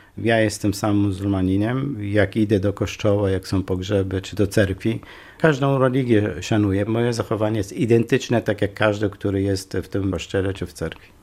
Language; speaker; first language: Polish; non-native, fluent; Kurdish